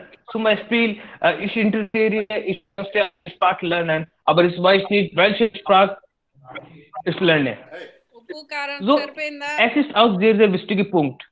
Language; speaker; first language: German; non-native, learner; Hindi